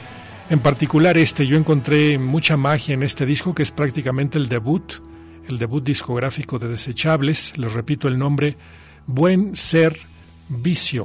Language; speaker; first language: Spanish; native; Spanish